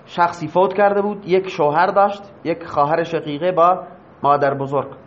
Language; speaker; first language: Persian; non-native, local second language; Baluchi